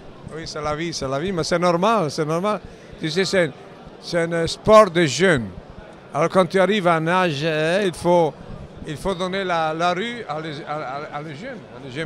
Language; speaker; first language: French; non-native, fluent; Italian